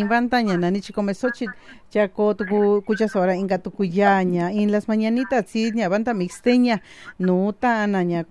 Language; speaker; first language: Spanish; non-native, local second language; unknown